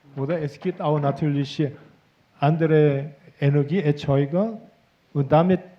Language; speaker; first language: German; non-native, fluent; Korean